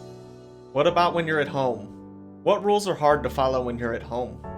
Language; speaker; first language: English; native; English